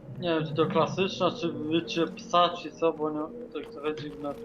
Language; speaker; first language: Polish; native; Polish